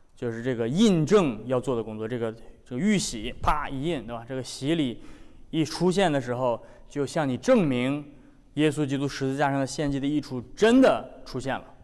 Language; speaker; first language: Chinese; native; Chinese